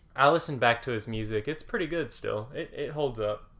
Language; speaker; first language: English; native; English